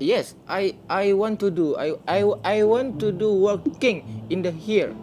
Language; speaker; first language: English; non-native, learner; Indonesian